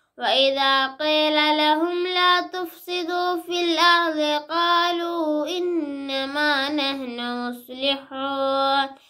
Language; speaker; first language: Arabic; non-native, learner; Malayalam